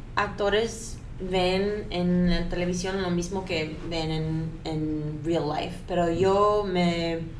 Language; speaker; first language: Spanish; early bilingual, heritage; Spanish